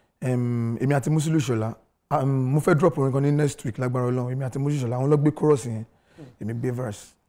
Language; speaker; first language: Yoruba; non-native, local second language; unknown